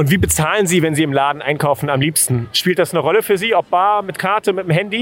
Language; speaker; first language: German; native; German